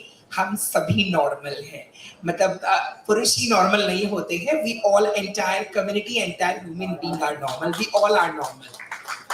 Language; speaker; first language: Hindi; native; Hindi